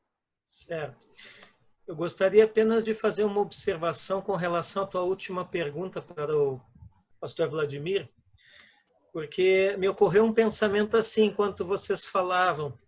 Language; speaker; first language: Portuguese; native; Portuguese